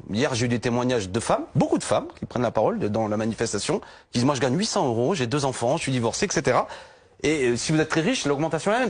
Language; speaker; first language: French; native; French